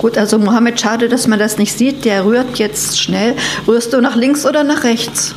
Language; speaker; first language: German; native; German